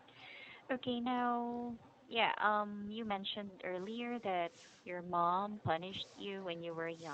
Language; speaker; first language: English; non-native, fluent; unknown